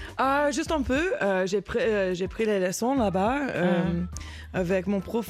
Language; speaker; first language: French; non-native, learner; English